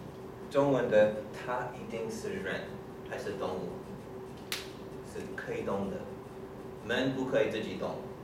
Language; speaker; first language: Chinese; non-native, fluent; English